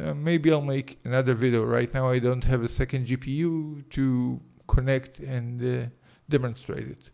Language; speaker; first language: English; non-native, fluent; Hebrew